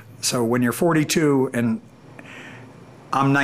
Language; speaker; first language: English; native; English